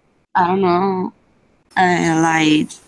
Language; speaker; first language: English; non-native, learner; Spanish